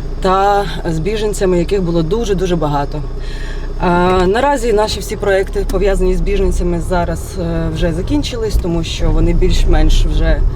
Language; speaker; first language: Ukrainian; native; Ukrainian